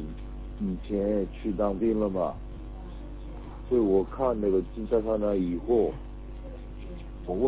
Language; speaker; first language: Chinese; non-native, learner; Korean